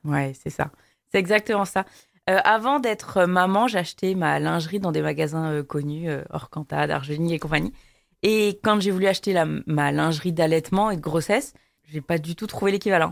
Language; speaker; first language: French; native; French